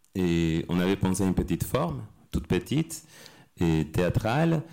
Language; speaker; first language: French; non-native, fluent; Spanish